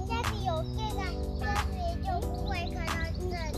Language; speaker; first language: Chinese; early bilingual, heritage; Chinese